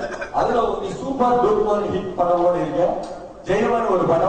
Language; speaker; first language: Tamil; non-native, local second language; Telugu